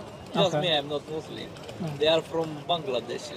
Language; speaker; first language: English; non-native, learner; Romanian